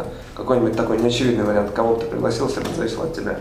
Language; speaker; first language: Russian; native; Russian